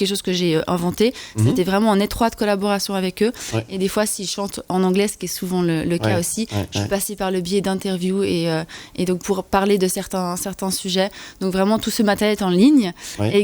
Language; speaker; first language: French; native; French